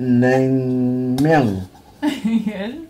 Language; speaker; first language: English; non-native, learner; Korean